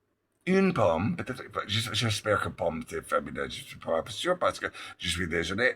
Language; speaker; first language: French; non-native, learner; English